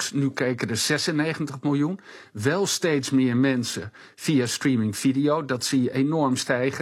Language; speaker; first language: Dutch; native; Dutch